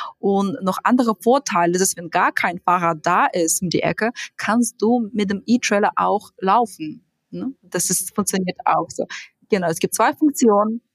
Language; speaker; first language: German; non-native, fluent; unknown